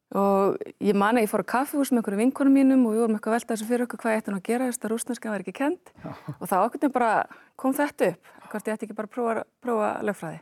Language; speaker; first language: Icelandic; native; Icelandic